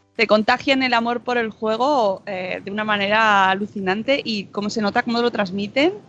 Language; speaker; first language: Spanish; native; Spanish